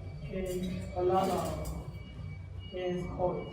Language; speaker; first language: English; non-native, learner; Chinese